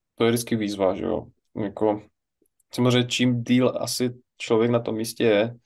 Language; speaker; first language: Czech; native; Czech